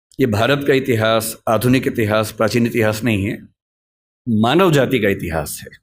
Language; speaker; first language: Hindi; native; Hindi